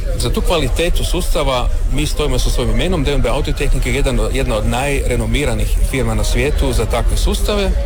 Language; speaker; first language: Croatian; early bilingual, heritage; Croatian